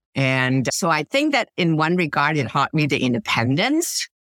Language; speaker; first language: English; early bilingual, other home language; Cantonese